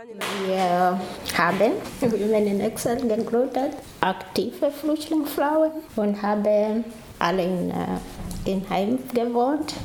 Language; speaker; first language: German; non-native, learner; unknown